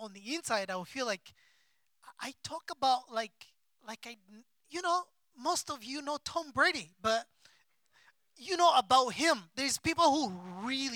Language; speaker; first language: English; non-native, local second language; Kinyarwanda